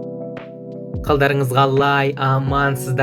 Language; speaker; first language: Kazakh; non-native, learner; Russian